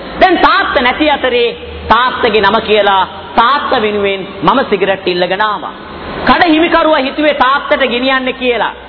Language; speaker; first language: Sinhala; non-native, local second language; Tamil